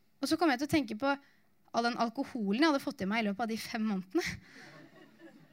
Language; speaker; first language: Norwegian; native; Norwegian